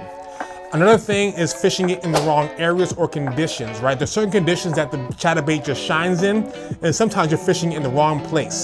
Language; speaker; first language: English; native; English